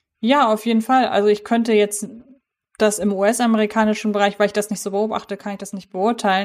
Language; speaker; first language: German; native; German